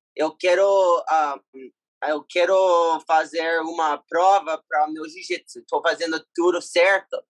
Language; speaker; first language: Portuguese; non-native, learner; English